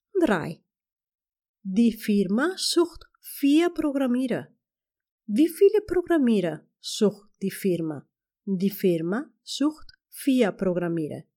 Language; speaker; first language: German; non-native, fluent; Spanish